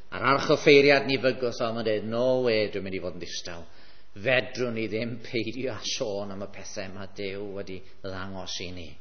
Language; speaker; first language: Welsh; native; Welsh